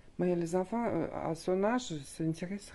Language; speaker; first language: French; non-native, learner; Russian